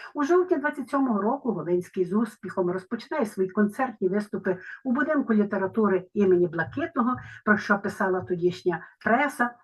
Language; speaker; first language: Ukrainian; native; Ukrainian